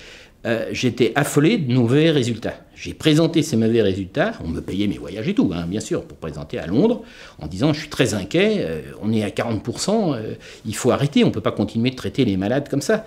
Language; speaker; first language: French; native; French